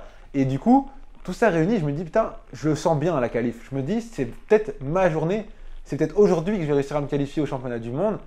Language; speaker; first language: French; native; French